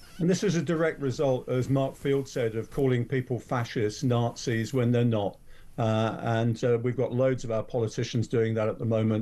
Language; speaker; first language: English; native; English